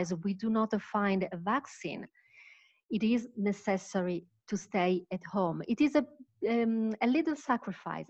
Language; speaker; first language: English; non-native, fluent; Italian